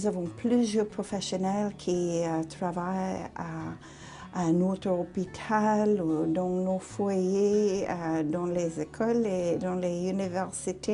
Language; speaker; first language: French; non-native, fluent; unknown